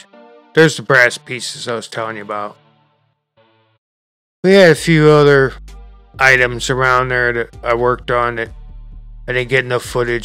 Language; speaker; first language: English; native; English